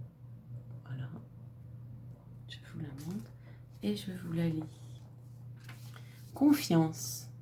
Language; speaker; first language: French; native; French